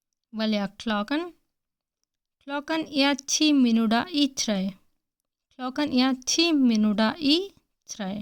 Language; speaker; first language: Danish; non-native, fluent; Hindi